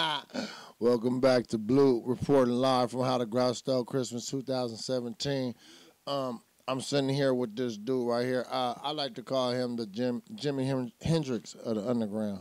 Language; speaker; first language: English; native; English